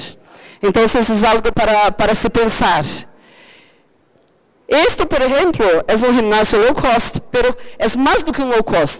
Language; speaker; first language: Spanish; non-native, fluent; Portuguese